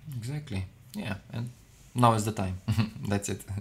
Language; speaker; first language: English; non-native, fluent; Romanian